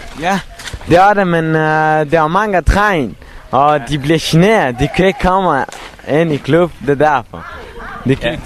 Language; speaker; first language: Danish; non-native, learner; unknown